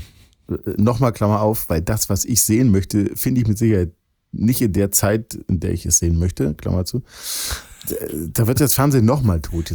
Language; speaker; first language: German; native; German